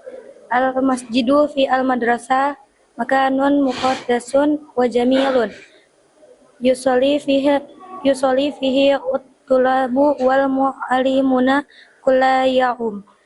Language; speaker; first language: Arabic; non-native, learner; Indonesian